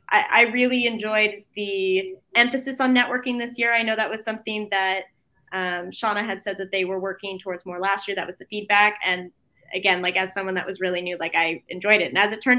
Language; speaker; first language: English; native; English